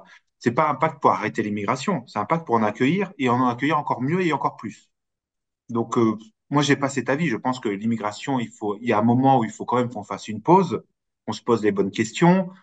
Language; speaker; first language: French; native; French